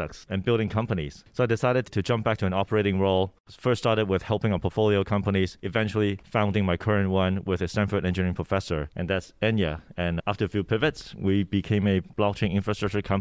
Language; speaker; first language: English; early bilingual, other home language; Cantonese